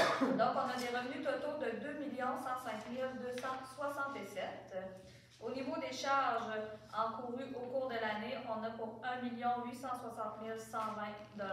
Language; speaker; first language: French; native; French